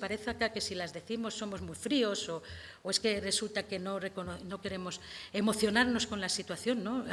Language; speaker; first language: Spanish; native; Spanish